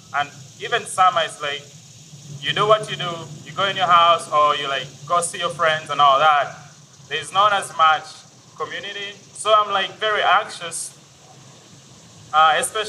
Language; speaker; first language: English; non-native, local second language; Ganda